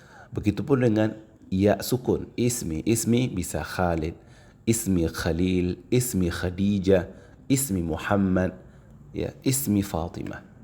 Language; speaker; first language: Arabic; non-native, fluent; Indonesian